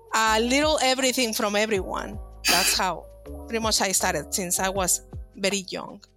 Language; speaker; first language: English; non-native, fluent; Spanish